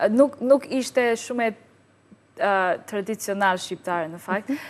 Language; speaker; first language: Albanian; non-native, learner; English